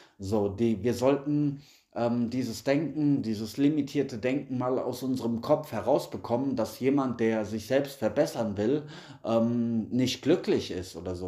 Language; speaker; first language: German; native; German